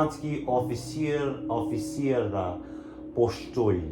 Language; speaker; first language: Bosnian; early bilingual, heritage; Bosnian